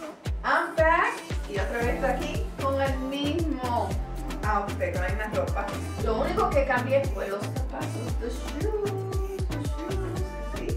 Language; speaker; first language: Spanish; early bilingual, heritage; Spanish